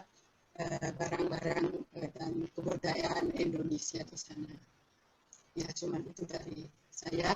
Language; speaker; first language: Indonesian; non-native, local second language; Balinese